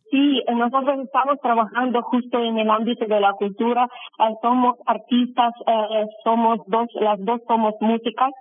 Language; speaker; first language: Spanish; non-native, fluent; Ukrainian